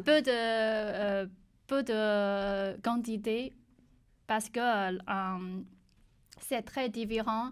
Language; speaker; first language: French; non-native, learner; Chinese